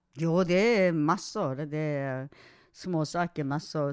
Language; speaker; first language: Swedish; non-native, fluent; Korean